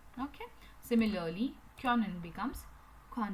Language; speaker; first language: German; non-native, learner; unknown